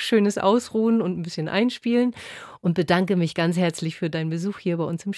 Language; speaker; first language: German; native; German